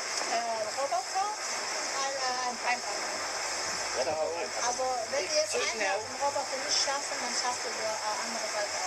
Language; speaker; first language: German; non-native, fluent; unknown